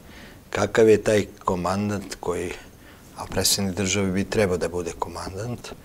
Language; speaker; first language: Croatian; native; Croatian